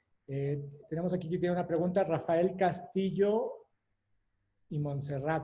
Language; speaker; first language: Spanish; native; Spanish